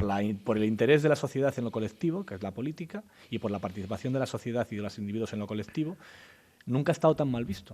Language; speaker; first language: Spanish; native; Spanish